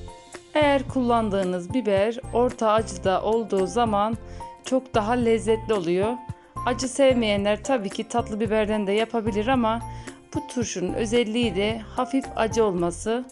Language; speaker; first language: Turkish; native; Turkish